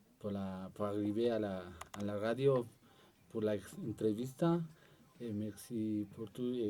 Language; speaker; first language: French; non-native, learner; Spanish